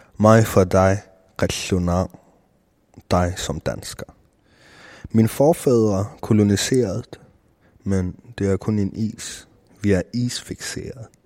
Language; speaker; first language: Danish; non-native, local second language; Kalaallisut